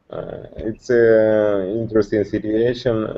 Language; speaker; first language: English; non-native, learner; Russian